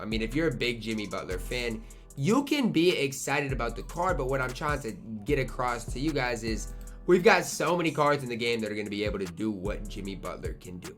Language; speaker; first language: English; native; English